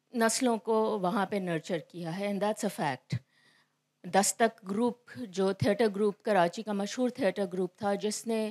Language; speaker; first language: Urdu; native; Urdu